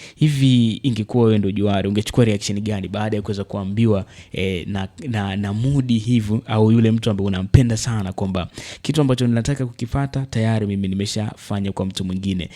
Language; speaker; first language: Swahili; native; Swahili